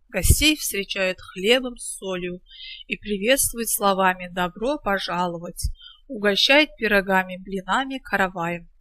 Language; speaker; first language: Russian; non-native, local second language; Kazakh